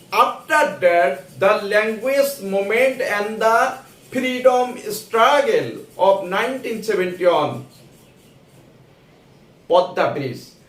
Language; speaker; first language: English; non-native, local second language; Bangla